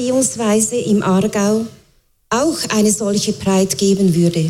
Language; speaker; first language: German; native; German